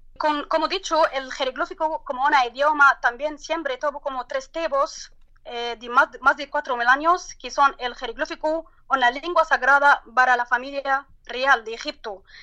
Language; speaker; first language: Spanish; non-native, learner; Arabic